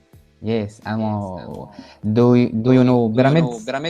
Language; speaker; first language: English; non-native, learner; Arabic